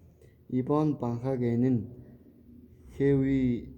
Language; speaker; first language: Korean; non-native, learner; Mongolian